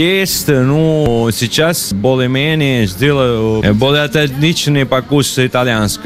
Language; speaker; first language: Russian; non-native, learner; Italian